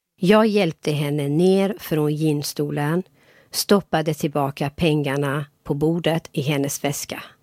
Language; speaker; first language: Swedish; non-native, fluent; Persian